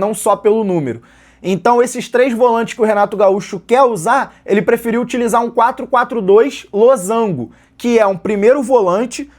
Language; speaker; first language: Portuguese; native; Portuguese